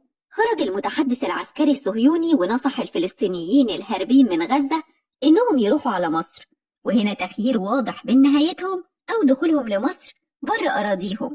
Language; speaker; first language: Arabic; native; Arabic